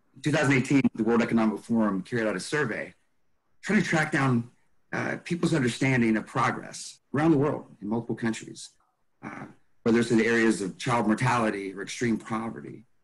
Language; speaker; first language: English; native; English